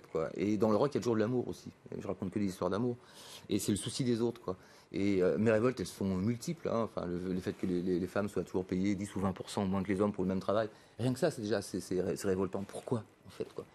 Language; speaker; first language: French; native; French